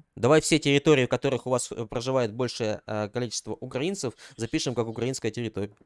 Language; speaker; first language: Russian; native; Russian